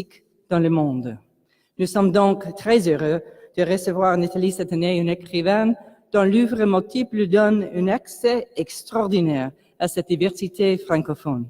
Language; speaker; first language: French; non-native, local second language; English